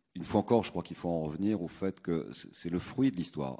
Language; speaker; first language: French; native; French